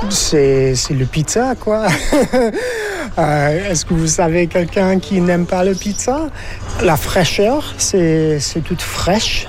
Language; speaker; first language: French; non-native, fluent; English